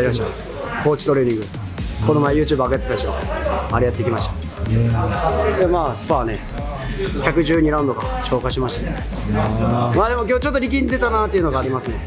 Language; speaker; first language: Japanese; native; Japanese